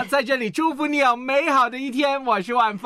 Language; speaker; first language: Chinese; native; Chinese